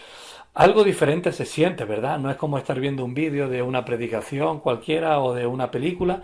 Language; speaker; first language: Spanish; native; Spanish